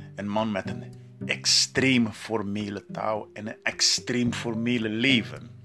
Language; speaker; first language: Dutch; non-native, learner; Portuguese